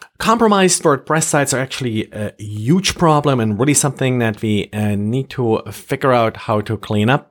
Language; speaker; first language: English; non-native, fluent; German